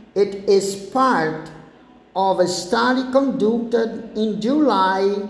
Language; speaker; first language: English; non-native, fluent; Portuguese